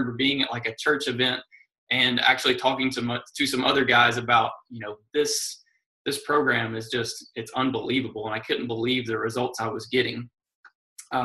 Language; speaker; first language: English; native; English